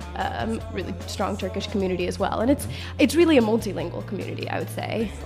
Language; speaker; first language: English; native; English